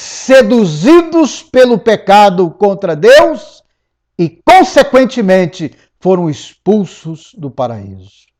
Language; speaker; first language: Portuguese; native; Portuguese